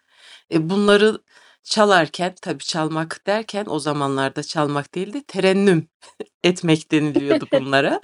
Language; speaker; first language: Turkish; native; Turkish